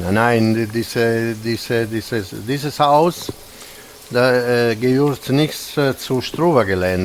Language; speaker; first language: German; non-native, fluent; Italian